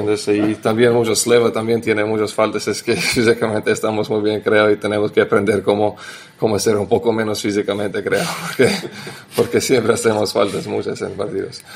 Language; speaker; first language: Spanish; non-native, learner; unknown